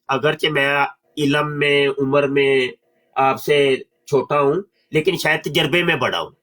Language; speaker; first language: Urdu; non-native, local second language; Punjabi